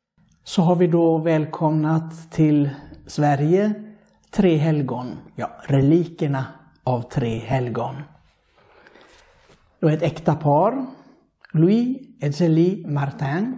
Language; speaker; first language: Swedish; non-native, fluent; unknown